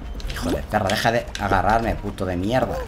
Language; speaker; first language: Spanish; native; Spanish